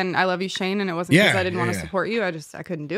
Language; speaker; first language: English; native; English